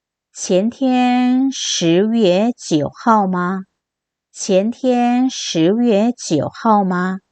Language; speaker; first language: Chinese; non-native, fluent; Korean